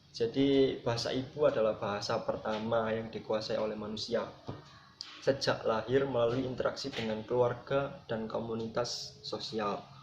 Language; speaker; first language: Indonesian; non-native, local second language; Javanese